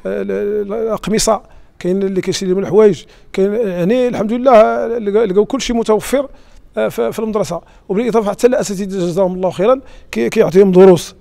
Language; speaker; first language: Arabic; native; Arabic